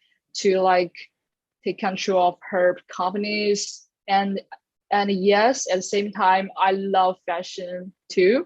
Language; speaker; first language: English; non-native, learner; Chinese